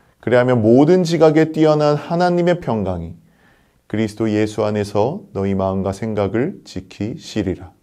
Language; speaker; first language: Korean; native; Korean